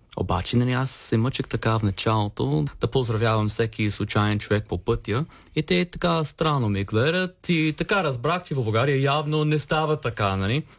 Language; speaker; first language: Bulgarian; non-native, fluent; English